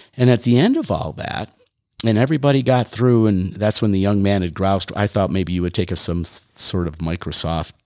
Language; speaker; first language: English; native; English